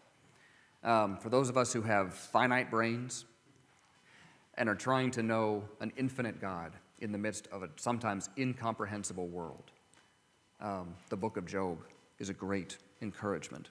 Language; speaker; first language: English; native; English